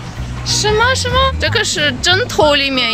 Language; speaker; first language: Chinese; non-native, learner; Russian